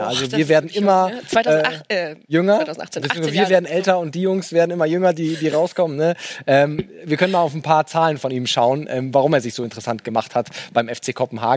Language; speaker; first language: German; native; German